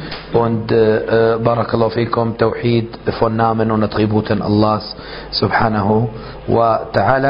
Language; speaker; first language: German; non-native, fluent; Arabic